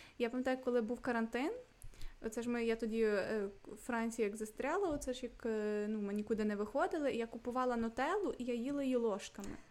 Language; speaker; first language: Ukrainian; non-native, local second language; Russian